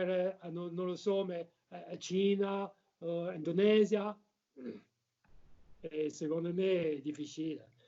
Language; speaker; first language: Italian; non-native, learner; French